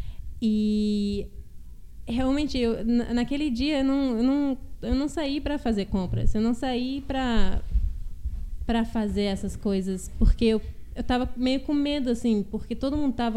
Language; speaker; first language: Portuguese; early bilingual, heritage; Portuguese